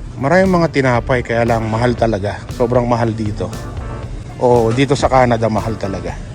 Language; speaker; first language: Filipino; non-native, local second language; Pampanga